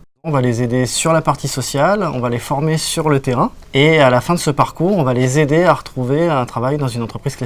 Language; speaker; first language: French; native; French